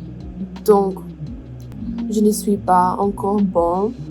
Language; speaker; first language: French; non-native, learner; English